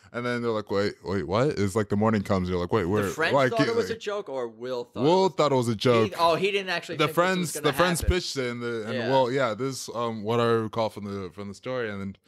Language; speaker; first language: English; native; English